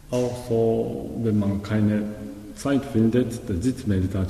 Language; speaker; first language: German; non-native, learner; Japanese